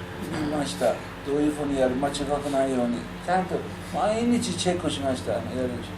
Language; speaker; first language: Japanese; non-native, learner; Persian